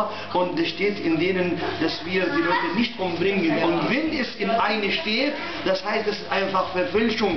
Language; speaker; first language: German; non-native, learner; Arabic